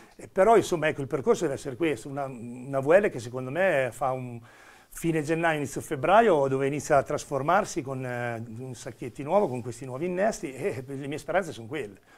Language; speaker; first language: Italian; native; Italian